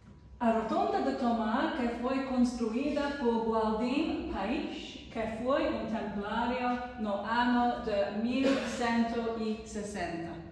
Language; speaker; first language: Portuguese; non-native, learner; English